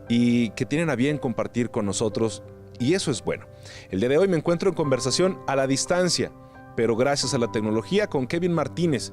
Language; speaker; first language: Spanish; native; Spanish